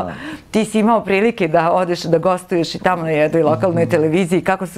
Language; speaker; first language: Serbian; native; Serbian